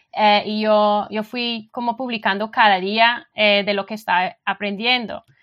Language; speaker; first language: Spanish; non-native, fluent; English